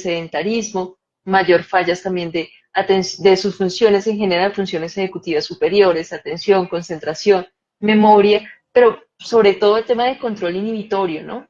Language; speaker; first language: Spanish; native; Spanish